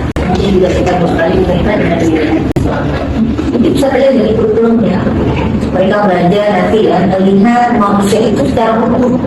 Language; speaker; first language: Indonesian; native; Indonesian